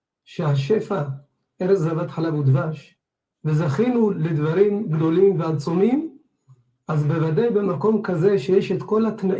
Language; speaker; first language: Hebrew; non-native, fluent; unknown